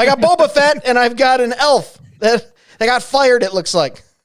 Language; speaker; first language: English; native; English